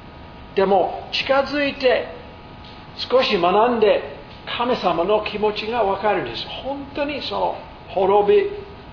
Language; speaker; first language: Japanese; non-native, fluent; English